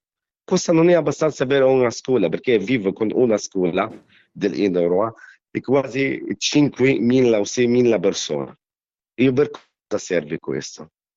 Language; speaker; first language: Italian; non-native, learner; Arabic